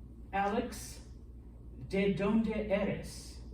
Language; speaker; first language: Spanish; non-native, fluent; English